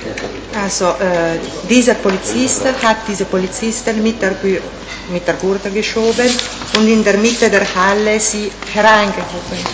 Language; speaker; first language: German; non-native, fluent; Italian